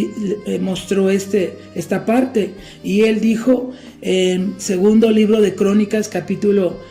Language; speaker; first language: Spanish; native; Spanish